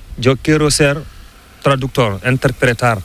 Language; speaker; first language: Spanish; non-native, learner; Fula